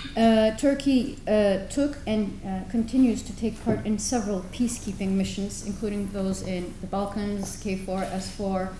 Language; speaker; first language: English; non-native, fluent; Turkish